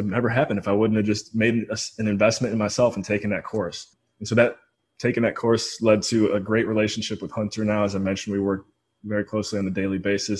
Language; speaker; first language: English; native; English